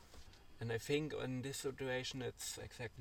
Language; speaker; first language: English; non-native, learner; German